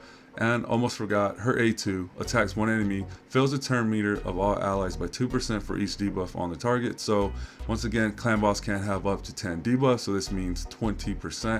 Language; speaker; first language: English; native; English